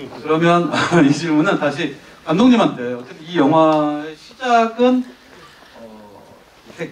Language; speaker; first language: Korean; native; Korean